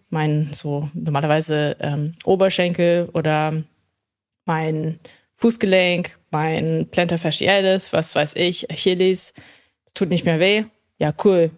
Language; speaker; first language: German; early bilingual, heritage; English